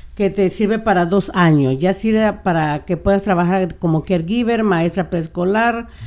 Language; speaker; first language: Spanish; native; Spanish